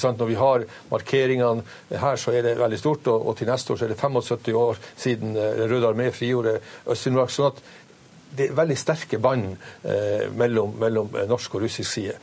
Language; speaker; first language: Norwegian; native; Norwegian